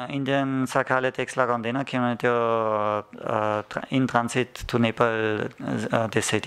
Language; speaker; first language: Nepali; non-native, learner; German